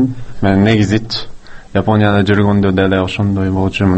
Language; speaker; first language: Kyrgyz; non-native, fluent; Japanese